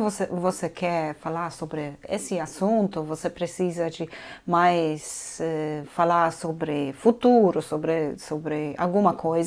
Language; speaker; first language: Portuguese; non-native, fluent; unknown